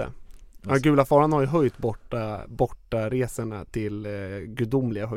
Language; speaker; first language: Swedish; native; Swedish